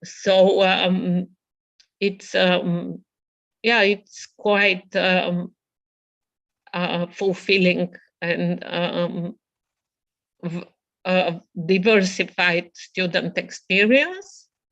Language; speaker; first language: English; non-native, fluent; Bulgarian